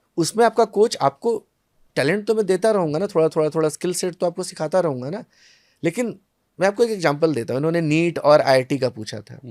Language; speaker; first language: Hindi; native; Hindi